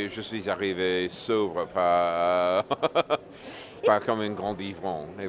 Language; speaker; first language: French; non-native, fluent; English